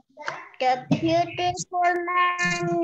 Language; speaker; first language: English; non-native, learner; Indonesian